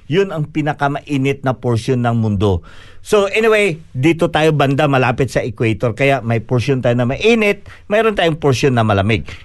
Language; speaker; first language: Filipino; non-native, local second language; Cebuano